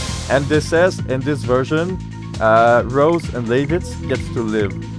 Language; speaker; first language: English; non-native, fluent; French